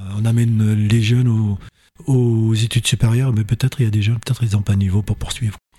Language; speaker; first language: French; non-native, local second language; Arabic